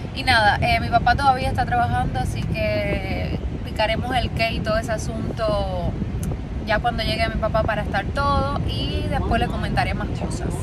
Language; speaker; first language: Spanish; native; Spanish